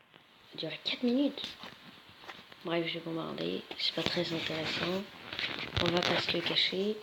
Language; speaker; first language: French; native; French